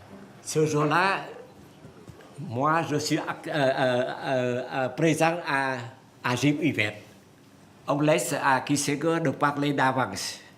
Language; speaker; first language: French; non-native, fluent; Vietnamese